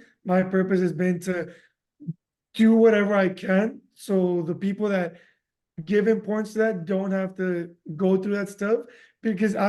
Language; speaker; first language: English; early bilingual, other home language; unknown